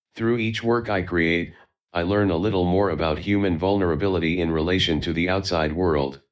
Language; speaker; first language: English; non-native, fluent; Chinese